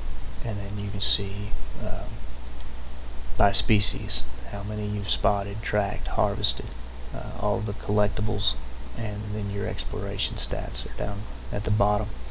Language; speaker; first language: English; native; English